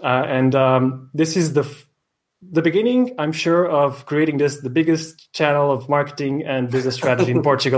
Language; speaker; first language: English; non-native, fluent; Portuguese